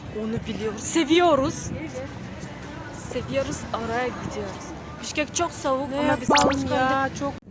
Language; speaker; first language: Turkish; non-native, fluent; Kyrgyz